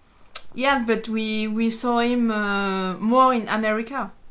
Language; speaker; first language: English; non-native, learner; French